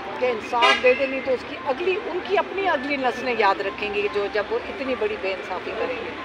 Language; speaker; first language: Urdu; native; Urdu